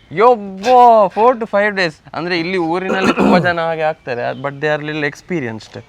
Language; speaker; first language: Kannada; non-native, local second language; Tulu